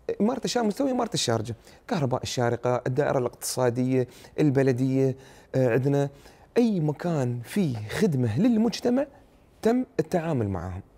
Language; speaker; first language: Arabic; native; Arabic